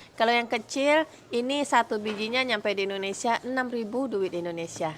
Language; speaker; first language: Indonesian; native; Indonesian